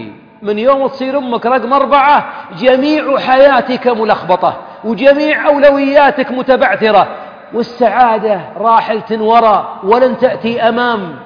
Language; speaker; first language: Arabic; native; Arabic